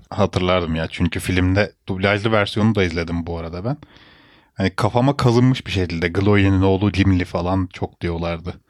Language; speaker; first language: Turkish; native; Turkish